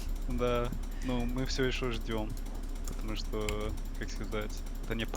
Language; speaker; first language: Russian; non-native, learner; English